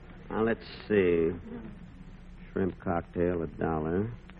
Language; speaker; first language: English; native; English